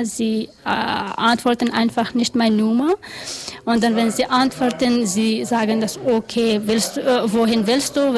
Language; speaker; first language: German; non-native, learner; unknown